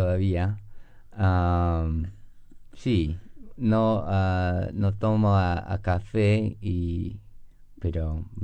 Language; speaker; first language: Spanish; non-native, fluent; English